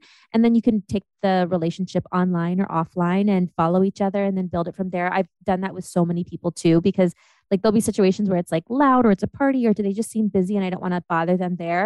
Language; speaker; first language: English; native; English